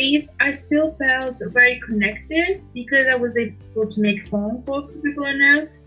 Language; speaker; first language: English; non-native, fluent; Italian